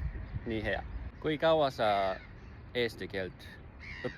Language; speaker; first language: Estonian; non-native, learner; Japanese